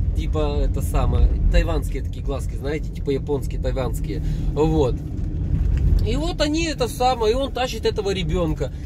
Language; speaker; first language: Russian; native; Russian